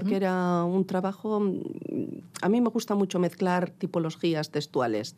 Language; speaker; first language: Spanish; non-native, local second language; Basque